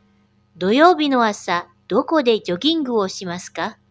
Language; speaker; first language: Japanese; non-native, fluent; Indonesian